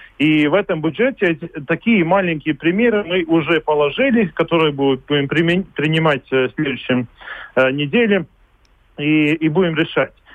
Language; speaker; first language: Russian; non-native, local second language; Latvian